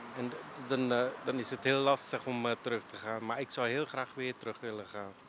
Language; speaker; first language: Dutch; early bilingual, other home language; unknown